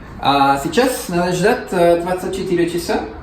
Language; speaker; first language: Russian; non-native, learner; Spanish